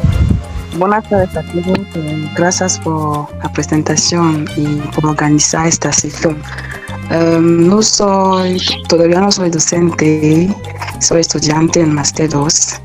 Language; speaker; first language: Spanish; non-native, fluent; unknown